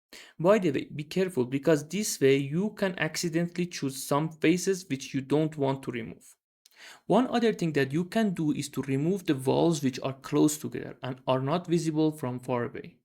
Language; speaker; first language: English; non-native, fluent; Persian